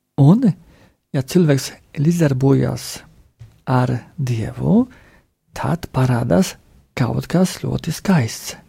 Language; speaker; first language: Latvian; non-native, fluent; Polish